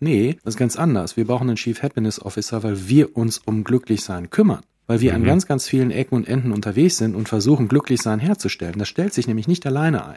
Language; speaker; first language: German; native; German